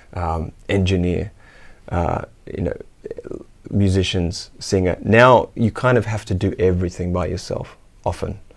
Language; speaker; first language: English; native; English